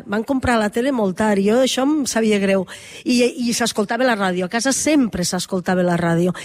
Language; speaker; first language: Catalan; native; Catalan